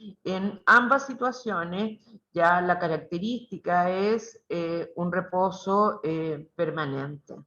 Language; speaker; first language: Spanish; native; Spanish